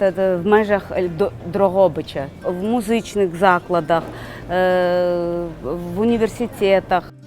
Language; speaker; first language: Ukrainian; non-native, fluent; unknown